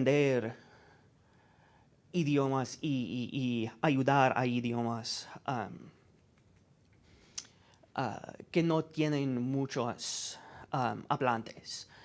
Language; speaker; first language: Spanish; non-native, learner; English